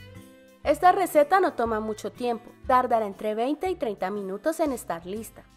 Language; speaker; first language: Spanish; native; Spanish